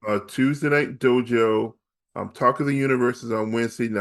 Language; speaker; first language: English; native; English